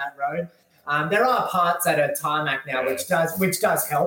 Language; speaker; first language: English; native; English